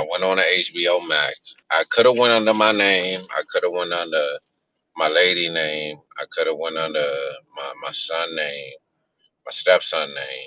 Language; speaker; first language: English; native; English